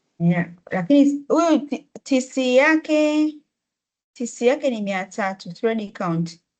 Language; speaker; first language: Swahili; native; Swahili